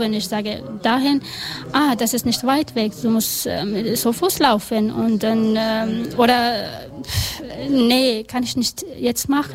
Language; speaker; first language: German; non-native, learner; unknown